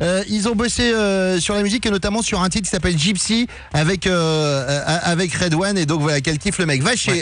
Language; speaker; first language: French; native; French